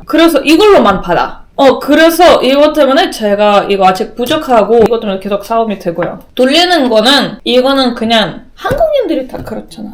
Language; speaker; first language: Korean; non-native, learner; Russian